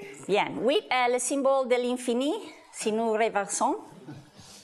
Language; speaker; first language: French; non-native, learner; Italian